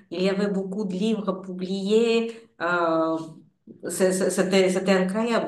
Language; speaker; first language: French; non-native, fluent; Russian